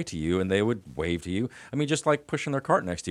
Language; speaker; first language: English; native; English